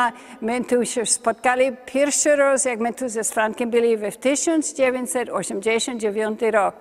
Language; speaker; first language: Polish; early bilingual, heritage; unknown